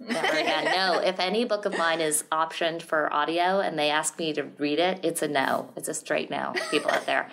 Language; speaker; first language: English; native; English